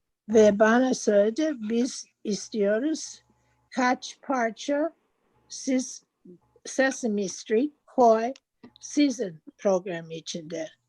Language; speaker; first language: Turkish; non-native, learner; English